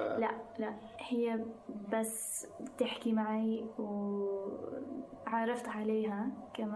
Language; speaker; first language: Arabic; non-native, fluent; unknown